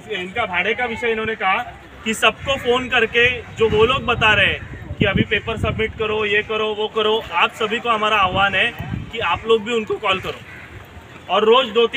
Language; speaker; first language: Hindi; non-native, local second language; Marathi